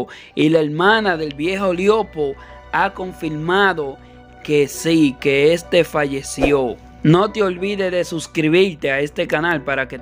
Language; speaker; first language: Spanish; native; Spanish